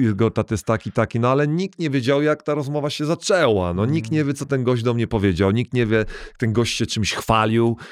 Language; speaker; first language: Polish; native; Polish